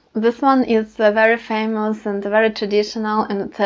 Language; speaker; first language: English; non-native, fluent; Ukrainian